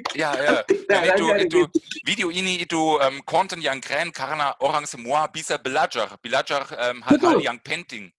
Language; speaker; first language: Indonesian; non-native, fluent; German